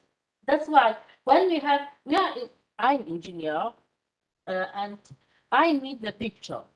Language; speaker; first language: English; non-native, fluent; Polish